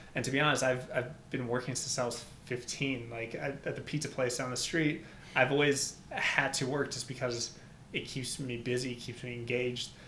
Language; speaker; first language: English; early bilingual, other home language; Albanian